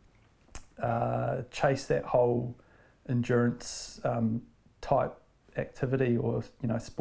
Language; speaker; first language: English; native; English